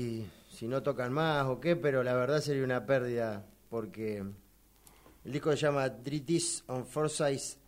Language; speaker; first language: Spanish; native; Spanish